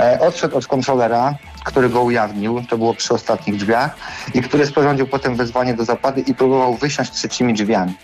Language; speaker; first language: Polish; native; Polish